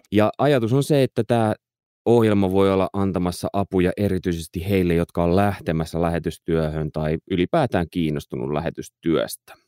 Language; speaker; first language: Finnish; native; Finnish